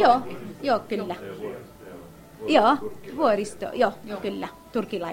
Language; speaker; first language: Finnish; non-native, learner; Kurdish